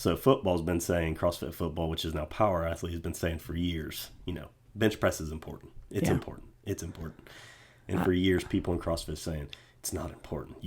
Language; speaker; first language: English; native; English